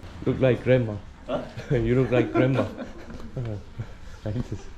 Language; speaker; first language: English; non-native, learner; Korean